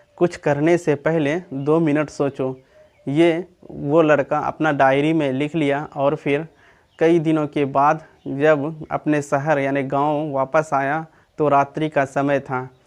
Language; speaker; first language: Hindi; native; Hindi